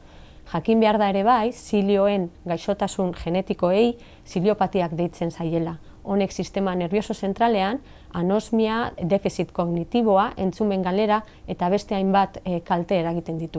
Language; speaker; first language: Basque; non-native, local second language; Spanish